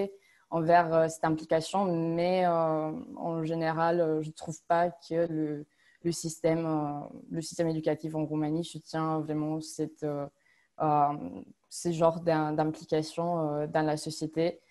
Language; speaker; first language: French; non-native, fluent; Romanian